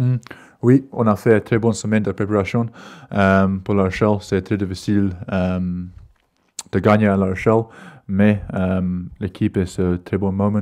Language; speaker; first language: French; non-native, learner; English